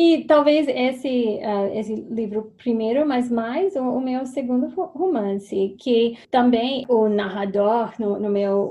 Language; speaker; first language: Portuguese; non-native, fluent; English